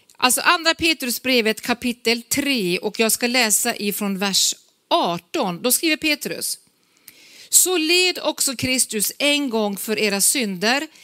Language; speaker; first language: Swedish; native; Swedish